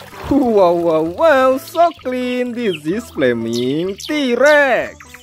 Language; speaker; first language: English; non-native, learner; Indonesian